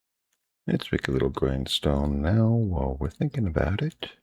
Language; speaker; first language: English; native; English